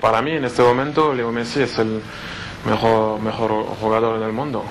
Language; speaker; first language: Spanish; non-native, fluent; French